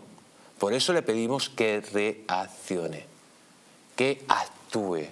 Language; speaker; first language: Spanish; native; Spanish